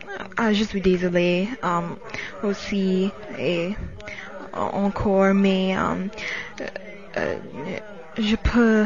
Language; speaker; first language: French; non-native, learner; English